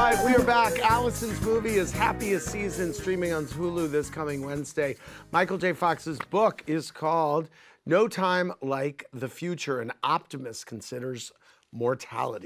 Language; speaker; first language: English; native; English